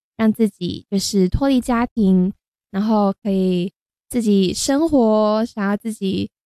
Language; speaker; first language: Chinese; non-native, local second language; Cantonese